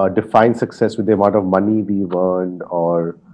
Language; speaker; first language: English; non-native, local second language; Hindi